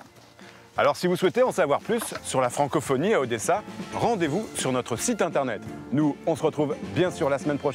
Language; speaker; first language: French; native; French